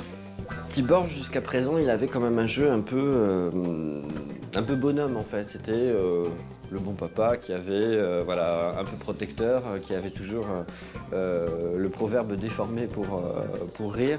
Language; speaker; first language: French; native; French